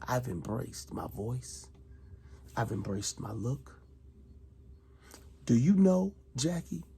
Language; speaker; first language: English; native; English